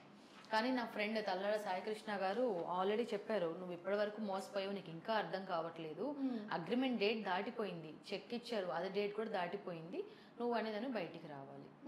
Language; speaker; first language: Telugu; native; Telugu